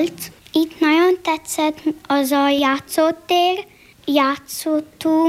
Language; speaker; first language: Hungarian; non-native, local second language; Slovenian